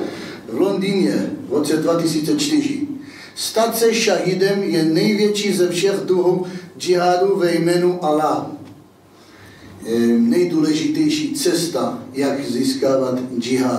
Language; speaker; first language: Czech; non-native, fluent; Hebrew